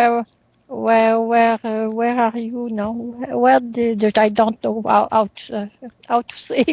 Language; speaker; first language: English; non-native, learner; French